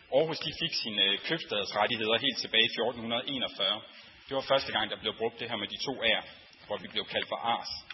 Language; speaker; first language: Danish; native; Danish